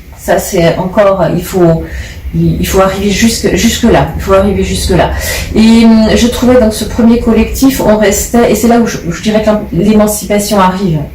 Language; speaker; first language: French; native; French